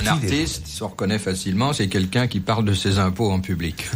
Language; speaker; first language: French; native; French